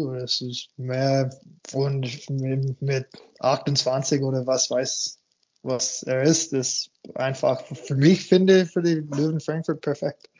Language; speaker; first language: German; non-native, fluent; English